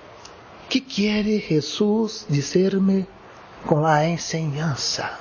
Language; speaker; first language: Spanish; non-native, learner; Portuguese